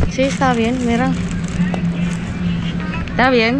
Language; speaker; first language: Spanish; non-native, learner; Filipino